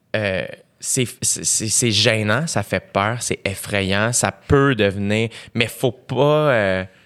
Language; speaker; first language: French; native; French